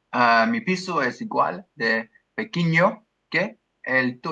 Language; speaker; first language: Spanish; non-native, learner; English